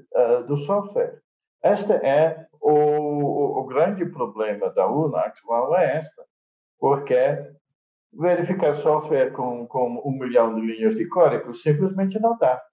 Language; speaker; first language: Portuguese; non-native, fluent; Dutch